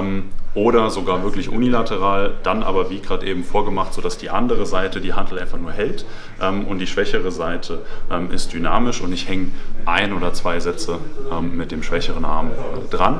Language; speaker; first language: German; native; German